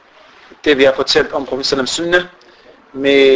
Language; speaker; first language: Danish; non-native, fluent; Arabic